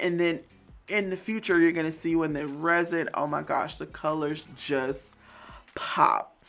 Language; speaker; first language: English; native; English